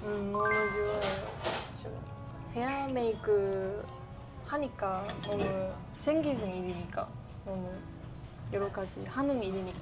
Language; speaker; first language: Korean; non-native, learner; Japanese